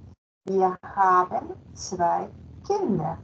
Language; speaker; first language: German; non-native, fluent; Spanish